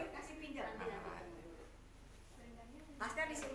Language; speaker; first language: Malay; non-native, local second language; Sundanese